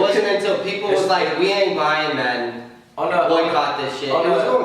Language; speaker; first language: English; native; English